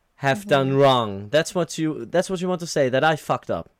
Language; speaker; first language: English; non-native, fluent; German